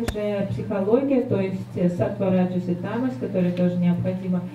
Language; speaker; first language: Russian; native; Russian